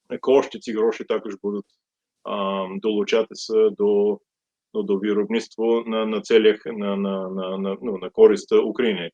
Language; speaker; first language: Ukrainian; non-native, fluent; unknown